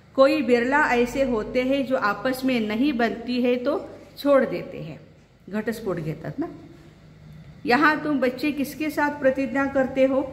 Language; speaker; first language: Hindi; non-native, local second language; Marathi